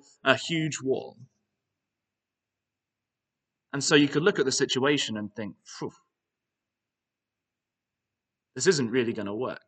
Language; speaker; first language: English; native; English